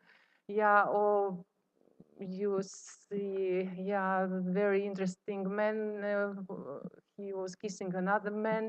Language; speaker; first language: English; non-native, fluent; Russian